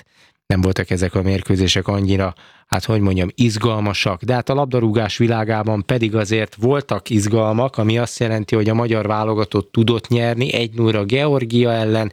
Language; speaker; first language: Hungarian; native; Hungarian